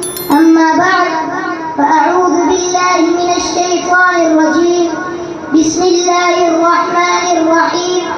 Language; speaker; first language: Arabic; non-native, learner; Urdu